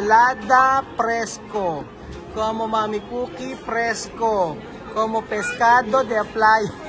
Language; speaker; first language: Spanish; non-native, learner; Filipino